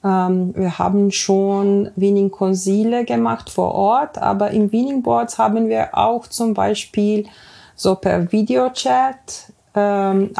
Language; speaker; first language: German; non-native, fluent; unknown